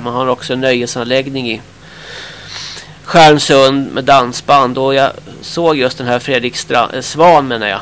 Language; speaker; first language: Swedish; native; Swedish